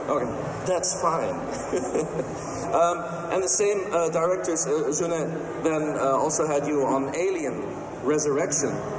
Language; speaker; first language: English; non-native, fluent; French